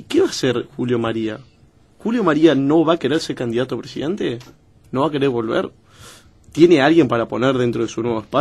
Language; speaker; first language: Spanish; native; Spanish